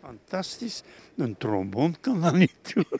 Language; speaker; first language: Dutch; non-native, local second language; French